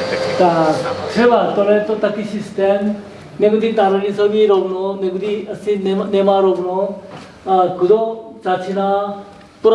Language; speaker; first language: Czech; non-native, learner; Korean